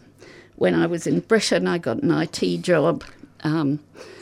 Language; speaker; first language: English; native; English